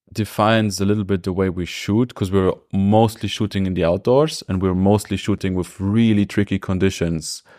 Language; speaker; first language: English; non-native, fluent; German